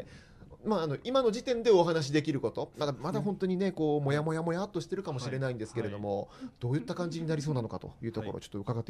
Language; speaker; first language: Japanese; native; Japanese